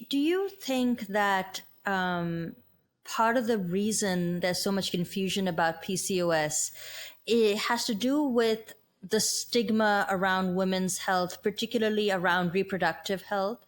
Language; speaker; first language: English; native; English